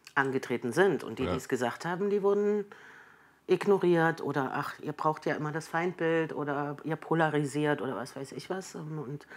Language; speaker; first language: German; native; German